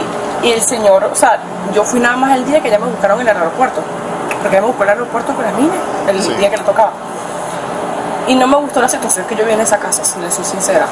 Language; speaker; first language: Spanish; native; Spanish